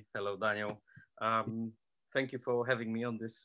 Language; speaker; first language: English; non-native, fluent; Polish